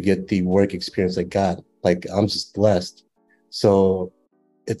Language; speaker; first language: English; native; English